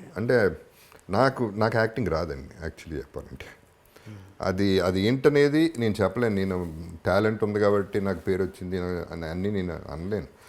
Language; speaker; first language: Telugu; native; Telugu